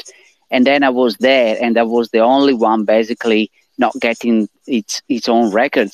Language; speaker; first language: English; non-native, fluent; Italian